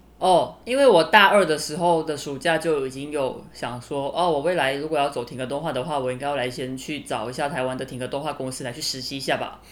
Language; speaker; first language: Chinese; native; Chinese